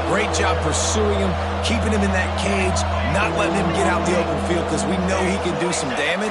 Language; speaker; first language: English; native; English